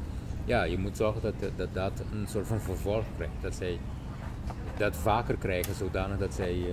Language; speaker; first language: Dutch; non-native, local second language; Papiamento